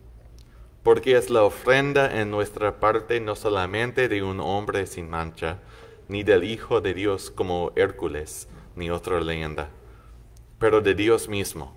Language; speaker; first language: Spanish; non-native, fluent; English